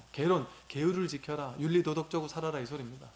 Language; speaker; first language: Korean; native; Korean